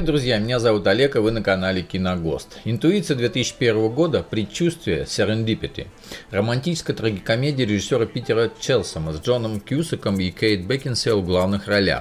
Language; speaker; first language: Russian; native; Russian